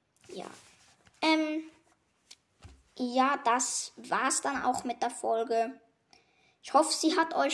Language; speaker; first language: German; native; German